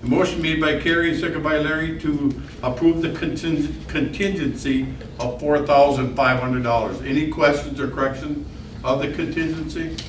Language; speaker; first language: English; native; English